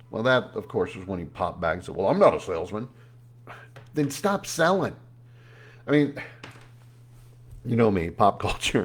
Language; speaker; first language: English; native; English